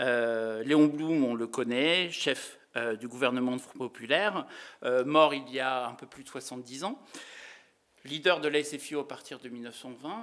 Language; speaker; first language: French; native; French